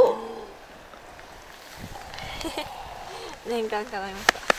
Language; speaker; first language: Japanese; native; Japanese